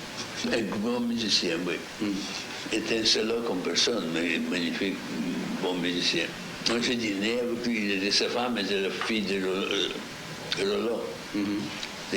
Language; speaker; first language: French; non-native, fluent; Russian